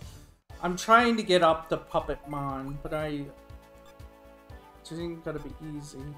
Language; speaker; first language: English; native; English